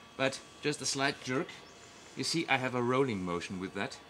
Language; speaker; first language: English; non-native, fluent; German